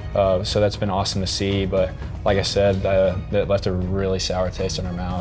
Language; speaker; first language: English; native; English